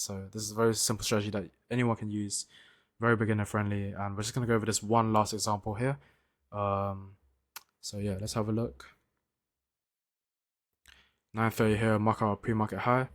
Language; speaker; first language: English; native; English